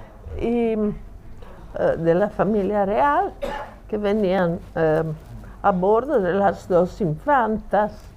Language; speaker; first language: Spanish; non-native, fluent; Italian